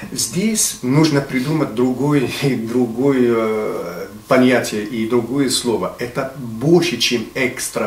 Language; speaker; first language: Russian; non-native, fluent; Arabic